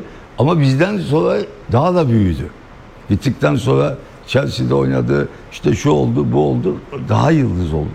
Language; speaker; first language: Turkish; native; Turkish